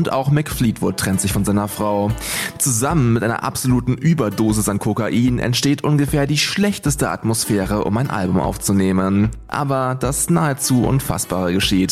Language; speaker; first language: German; native; German